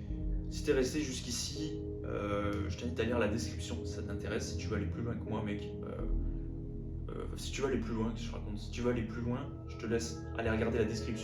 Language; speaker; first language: French; native; French